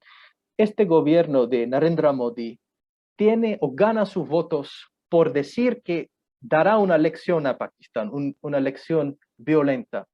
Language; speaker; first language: Spanish; non-native, fluent; Punjabi